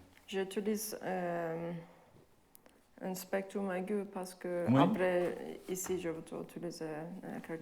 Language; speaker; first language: French; non-native, fluent; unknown